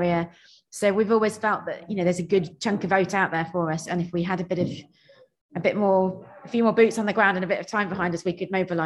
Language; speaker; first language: English; native; English